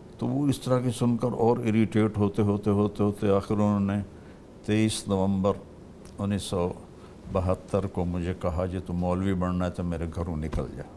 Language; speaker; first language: Urdu; non-native, local second language; Punjabi